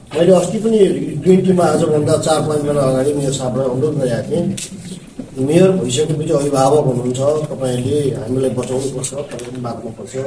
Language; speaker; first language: Nepali; native; Nepali